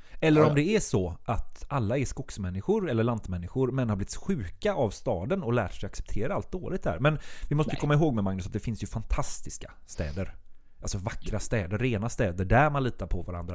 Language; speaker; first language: Swedish; native; Swedish